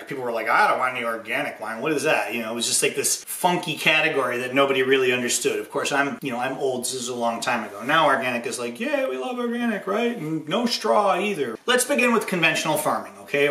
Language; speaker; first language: English; native; English